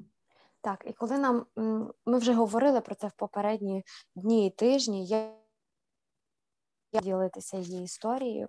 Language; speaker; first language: Ukrainian; native; Ukrainian